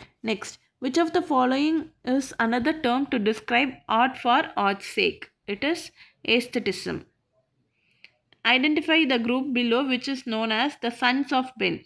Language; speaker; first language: English; non-native, local second language; Tamil